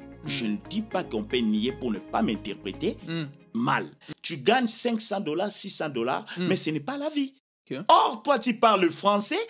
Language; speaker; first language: French; non-native, local second language; Lingala